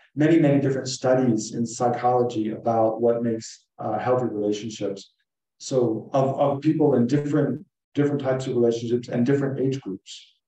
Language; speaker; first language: English; native; English